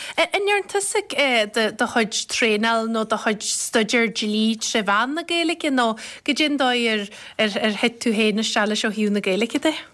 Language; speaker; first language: Irish; native; Irish